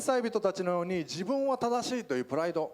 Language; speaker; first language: Japanese; native; Japanese